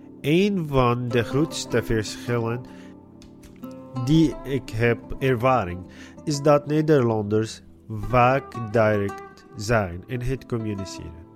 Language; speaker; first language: Dutch; non-native, learner; Arabic